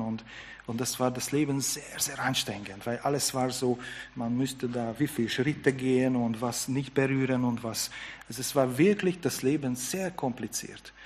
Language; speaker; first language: German; non-native, fluent; Hungarian